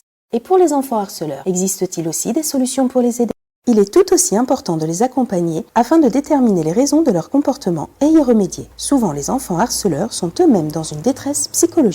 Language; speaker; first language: French; native; French